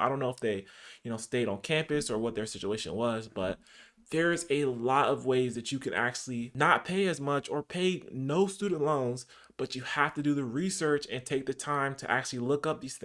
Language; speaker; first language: English; native; English